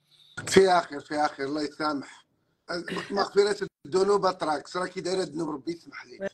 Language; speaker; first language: Arabic; native; Arabic